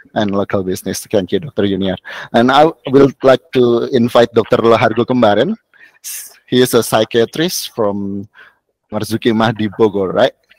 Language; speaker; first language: English; non-native, fluent; Indonesian